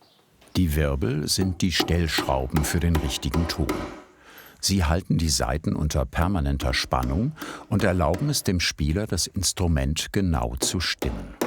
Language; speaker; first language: German; native; German